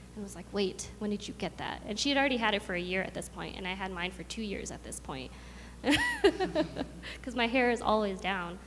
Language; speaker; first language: English; early bilingual, other home language; Khmer